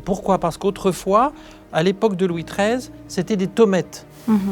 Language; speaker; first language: French; native; French